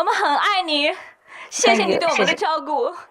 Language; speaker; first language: Chinese; native; Chinese